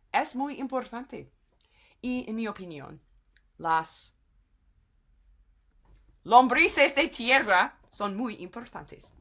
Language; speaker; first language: Spanish; non-native, fluent; English